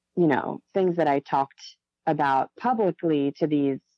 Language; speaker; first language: English; native; English